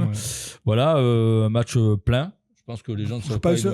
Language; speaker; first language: French; native; French